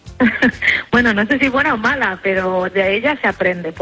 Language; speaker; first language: Spanish; native; Spanish